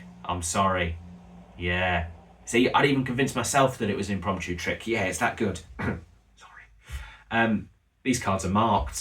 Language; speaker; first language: English; native; English